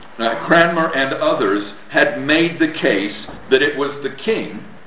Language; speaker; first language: English; native; English